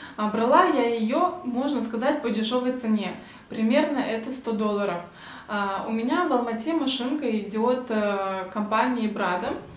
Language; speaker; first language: Russian; native; Russian